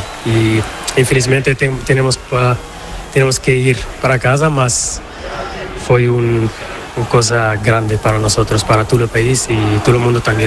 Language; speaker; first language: Spanish; non-native, learner; Portuguese